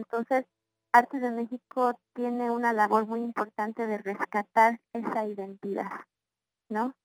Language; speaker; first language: Spanish; native; Spanish